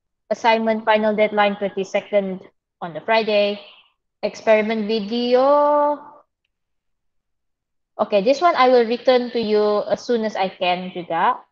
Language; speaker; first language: English; non-native, local second language; Malay